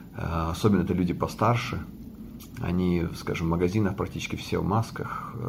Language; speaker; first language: Russian; non-native, local second language; Latvian